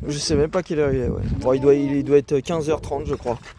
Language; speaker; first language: French; native; French